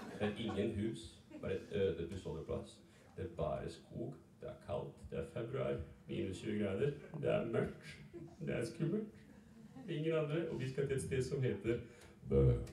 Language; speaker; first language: Norwegian; early bilingual, other home language; Serbian